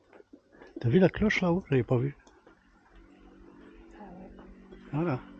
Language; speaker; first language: French; native; French